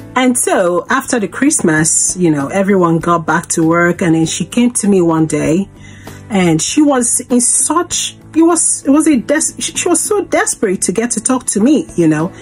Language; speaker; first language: English; non-native, local second language; Igbo